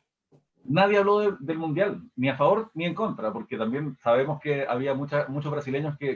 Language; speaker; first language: Spanish; native; Spanish